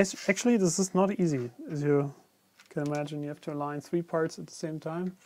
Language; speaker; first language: English; non-native, fluent; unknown